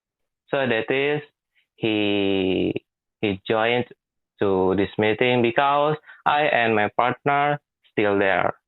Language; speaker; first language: English; non-native, learner; Indonesian